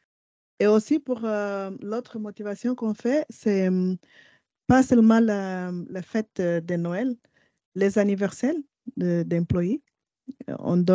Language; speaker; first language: French; non-native, learner; Portuguese